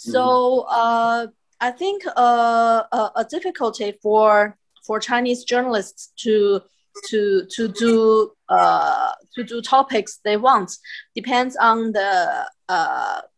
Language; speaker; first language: English; non-native, fluent; Chinese